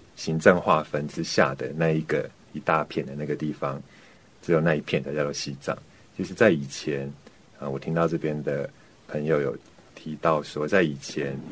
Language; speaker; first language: Chinese; native; Chinese